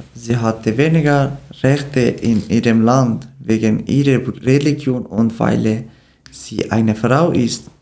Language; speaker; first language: German; non-native, learner; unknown